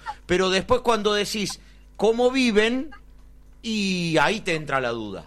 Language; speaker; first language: Spanish; native; Spanish